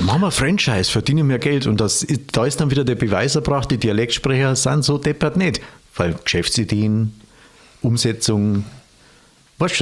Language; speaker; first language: German; native; German